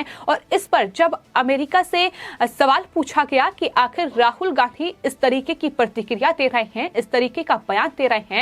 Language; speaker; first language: Hindi; native; Hindi